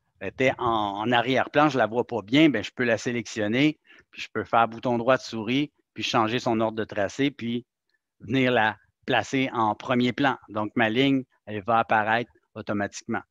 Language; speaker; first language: French; native; French